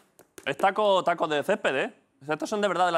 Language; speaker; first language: Spanish; native; Spanish